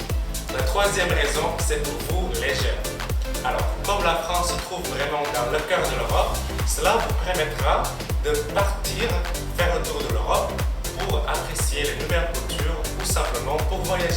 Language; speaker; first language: French; non-native, fluent; Indonesian